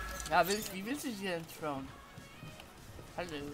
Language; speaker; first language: German; native; German